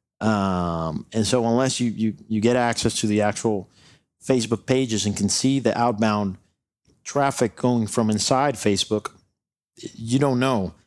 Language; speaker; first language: English; non-native, local second language; Spanish